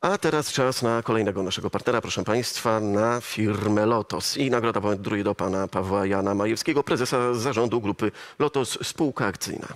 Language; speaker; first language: Polish; native; Polish